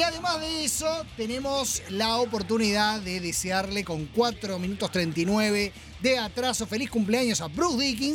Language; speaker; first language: Spanish; native; Spanish